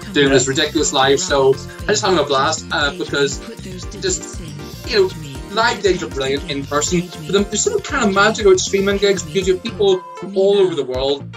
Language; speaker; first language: English; native; English